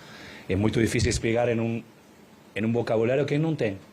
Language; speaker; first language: Portuguese; non-native, learner; Spanish